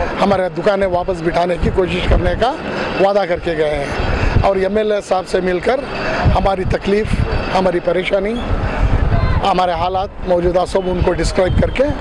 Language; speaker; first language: Hindi; non-native, local second language; Urdu